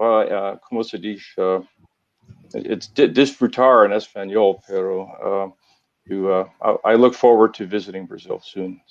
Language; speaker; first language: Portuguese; non-native, learner; English